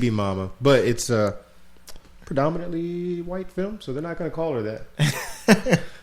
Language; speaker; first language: English; native; English